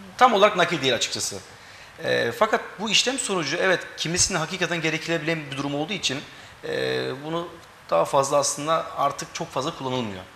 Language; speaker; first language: Turkish; early bilingual, heritage; Turkish